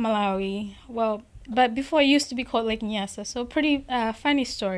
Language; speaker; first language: English; non-native, local second language; Nyanja